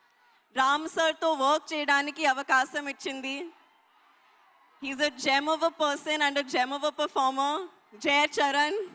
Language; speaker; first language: Telugu; non-native, learner; Hindi